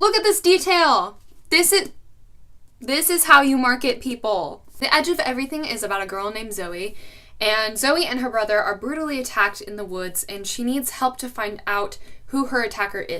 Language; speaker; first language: English; native; English